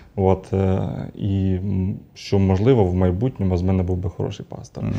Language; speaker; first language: Ukrainian; native; Ukrainian